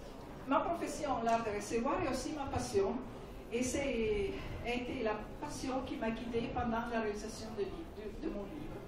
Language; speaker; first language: French; non-native, fluent; Italian